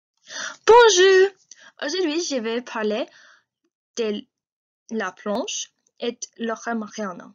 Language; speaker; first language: French; non-native, learner; English